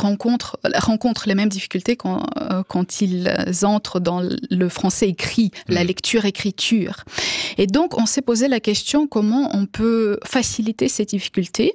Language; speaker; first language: French; non-native, fluent; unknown